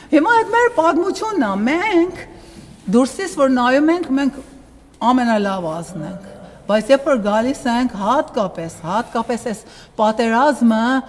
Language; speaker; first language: Armenian; early bilingual, heritage; Armenian